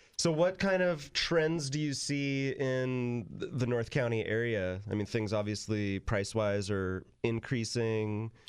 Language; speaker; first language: English; native; English